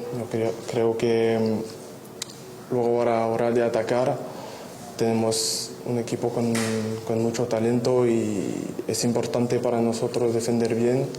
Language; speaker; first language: Spanish; non-native, fluent; French